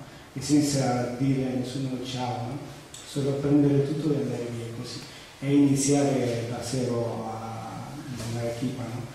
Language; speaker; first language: Italian; non-native, fluent; Spanish